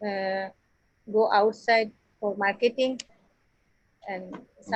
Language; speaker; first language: English; non-native, learner; Assamese